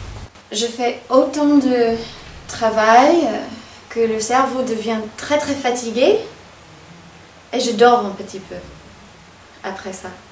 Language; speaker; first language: French; non-native, fluent; English